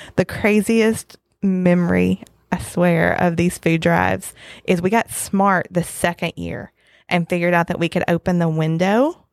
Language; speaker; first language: English; native; English